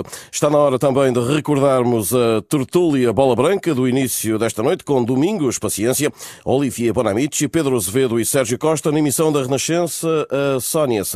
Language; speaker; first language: Portuguese; native; Portuguese